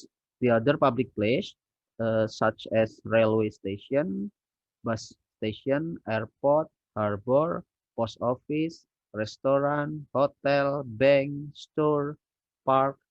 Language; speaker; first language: English; non-native, fluent; Indonesian